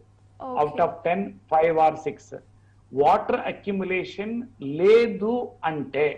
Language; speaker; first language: Telugu; non-native, learner; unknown